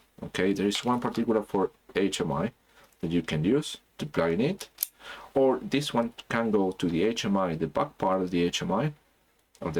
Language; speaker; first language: English; non-native, fluent; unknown